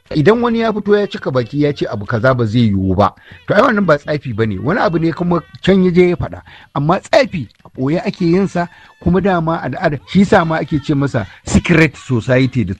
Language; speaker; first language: Hausa; native; Hausa